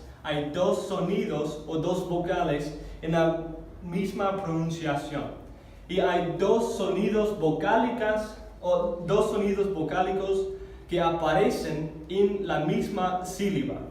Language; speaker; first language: Spanish; non-native, fluent; English